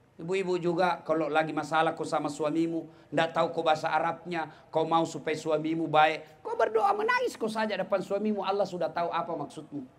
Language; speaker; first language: Indonesian; non-native, local second language; Buginese